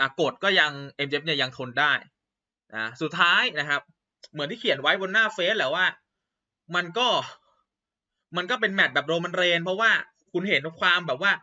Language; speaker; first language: Thai; native; Thai